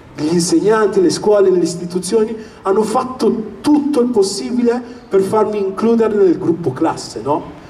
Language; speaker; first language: Italian; early bilingual, other home language; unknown